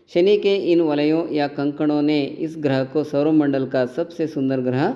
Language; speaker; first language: Hindi; non-native, local second language; Kannada